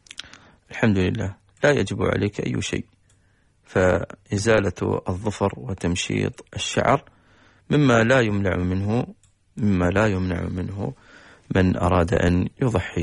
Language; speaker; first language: Arabic; native; Arabic